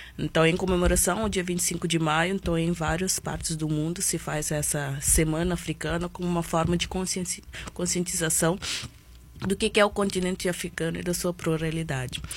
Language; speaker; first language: Portuguese; non-native, local second language; Kabuverdianu